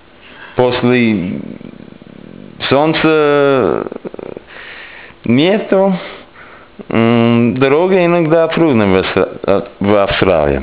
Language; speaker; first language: Russian; non-native, learner; English